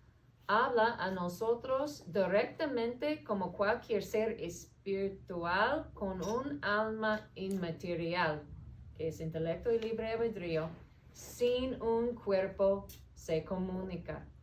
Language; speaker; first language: Spanish; non-native, fluent; English